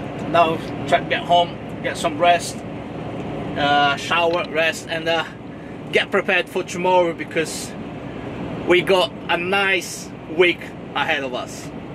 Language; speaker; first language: English; non-native, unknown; Portuguese